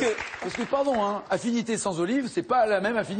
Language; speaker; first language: French; native; French